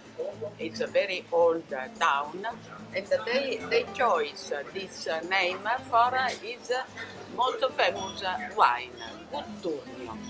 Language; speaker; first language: English; non-native, learner; Italian